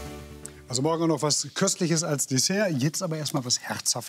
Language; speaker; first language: German; native; German